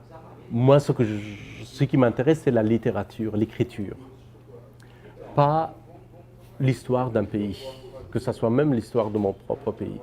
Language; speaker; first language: French; non-native, fluent; Persian